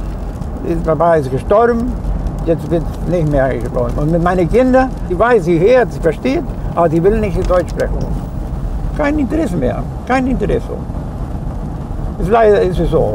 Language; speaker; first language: German; early bilingual, heritage; German